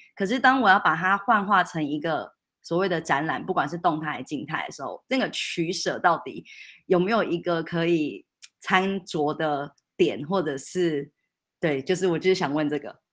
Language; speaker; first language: Chinese; native; Chinese